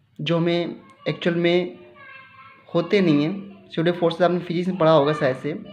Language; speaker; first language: Hindi; native; Hindi